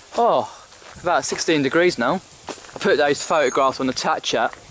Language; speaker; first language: English; native; English